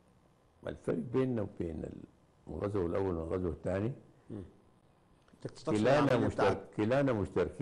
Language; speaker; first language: Arabic; native; Arabic